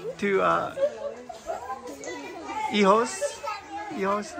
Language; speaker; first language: Spanish; non-native, learner; English